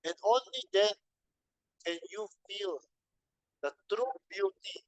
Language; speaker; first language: English; non-native, local second language; Filipino